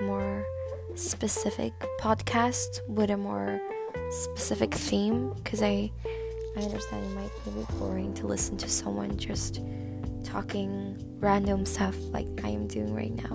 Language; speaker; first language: English; non-native, fluent; Swedish